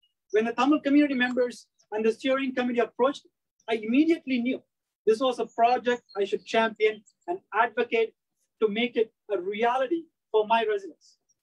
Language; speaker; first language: English; early bilingual, other home language; Tamil